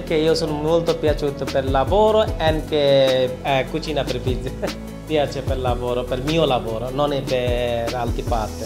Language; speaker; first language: Italian; non-native, learner; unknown